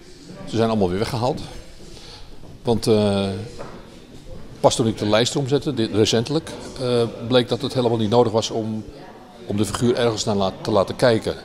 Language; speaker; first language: Dutch; native; Dutch